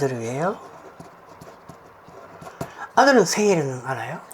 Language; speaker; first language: Korean; non-native, fluent; Japanese